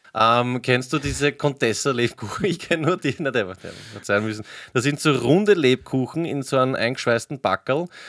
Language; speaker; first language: German; native; German